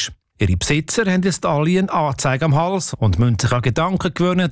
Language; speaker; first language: German; native; German